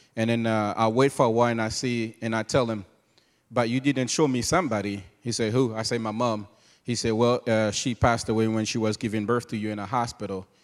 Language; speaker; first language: English; non-native, fluent; Haitian Creole